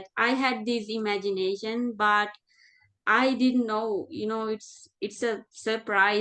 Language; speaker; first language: English; non-native, fluent; Sinhala